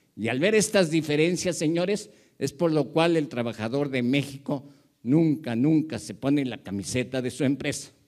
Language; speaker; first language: Spanish; early bilingual, other home language; Japanese